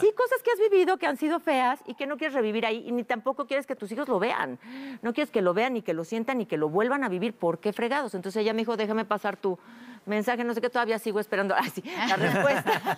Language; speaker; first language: Spanish; native; Spanish